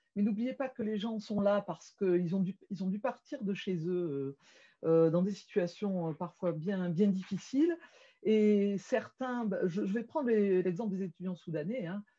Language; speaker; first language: French; native; French